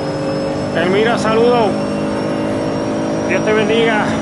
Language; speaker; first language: Spanish; early bilingual, heritage; Spanish